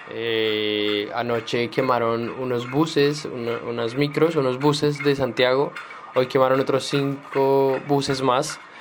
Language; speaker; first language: Spanish; native; Spanish